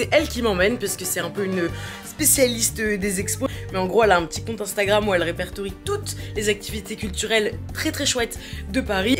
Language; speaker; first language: French; native; French